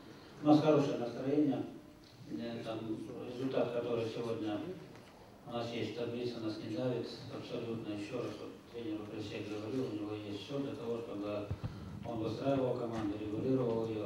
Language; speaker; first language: Russian; native; Russian